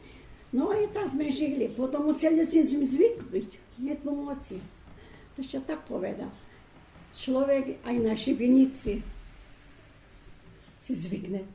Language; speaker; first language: Slovak; early bilingual, heritage; Slovak